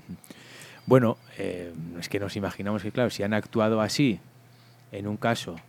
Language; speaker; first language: Spanish; native; Spanish